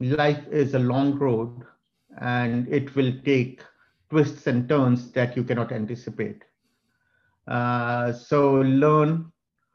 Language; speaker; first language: English; non-native, local second language; Hindi